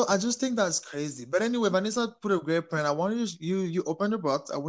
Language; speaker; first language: English; non-native, local second language; French